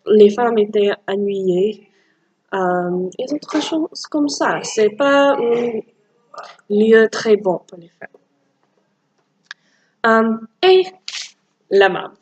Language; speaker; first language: French; non-native, learner; English